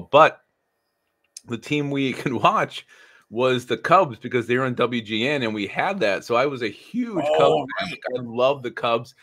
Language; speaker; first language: English; native; English